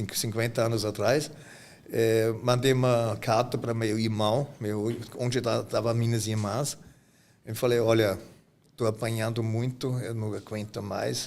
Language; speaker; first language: Portuguese; non-native, fluent; German